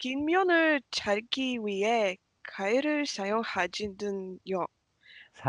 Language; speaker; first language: Korean; non-native, learner; Latvian